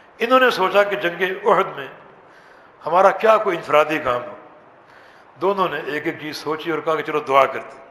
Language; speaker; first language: Urdu; native; Urdu